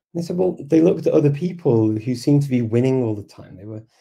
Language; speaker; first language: English; native; English